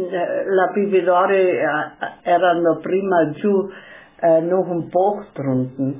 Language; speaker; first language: Italian; non-native, local second language; German